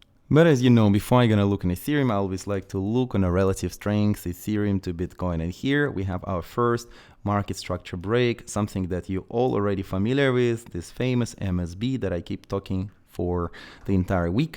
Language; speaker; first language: English; non-native, fluent; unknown